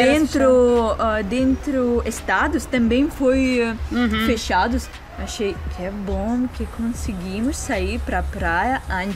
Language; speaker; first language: Portuguese; non-native, learner; Russian